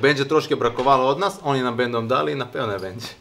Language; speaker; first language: Polish; non-native, learner; Serbian